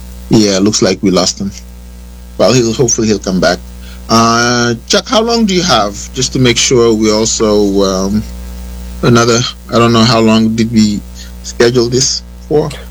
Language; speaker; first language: English; non-native, fluent; Wolof